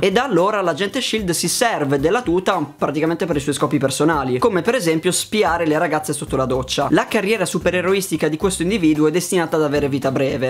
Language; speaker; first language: Italian; native; Italian